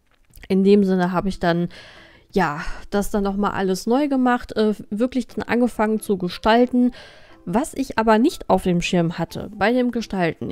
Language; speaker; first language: German; native; German